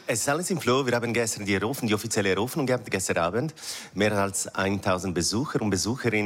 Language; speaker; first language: German; non-native, fluent; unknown